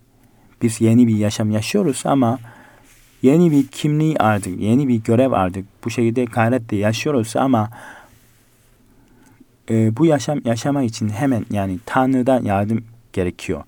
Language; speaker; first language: Turkish; non-native, fluent; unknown